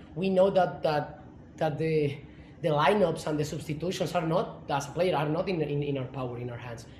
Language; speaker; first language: English; non-native, fluent; Spanish